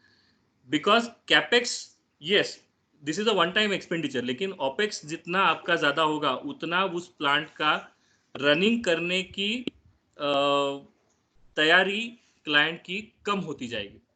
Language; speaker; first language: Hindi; non-native, local second language; Marathi